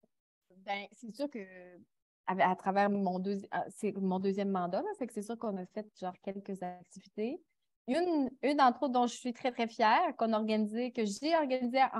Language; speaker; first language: French; native; French